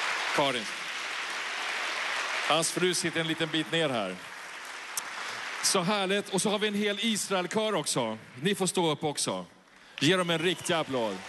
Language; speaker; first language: Swedish; native; Swedish